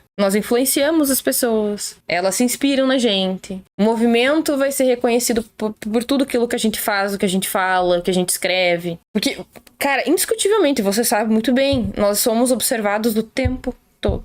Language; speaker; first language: Portuguese; native; Portuguese